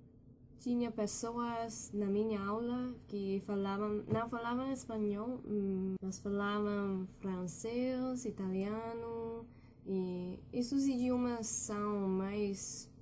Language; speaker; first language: Portuguese; non-native, learner; English